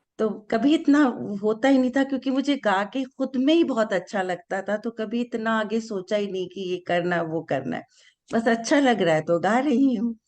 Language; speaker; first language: Hindi; non-native, local second language; Bangla